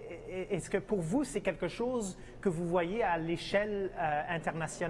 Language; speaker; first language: French; native; French